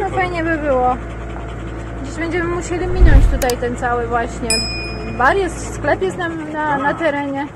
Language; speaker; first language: Polish; native; Polish